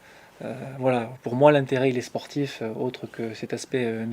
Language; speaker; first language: French; native; French